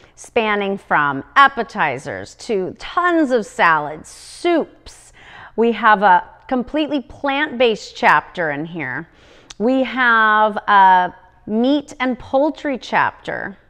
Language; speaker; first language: English; native; English